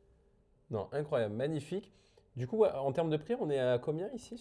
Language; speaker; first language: French; native; French